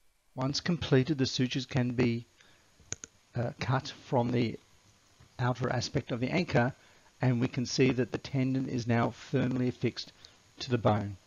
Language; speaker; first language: English; native; English